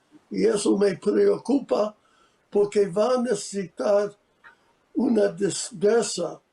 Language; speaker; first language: Spanish; non-native, fluent; English